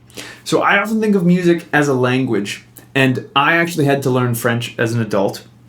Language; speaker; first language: English; native; English